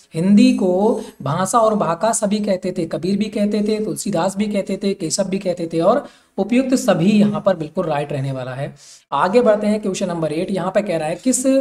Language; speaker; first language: Hindi; native; Hindi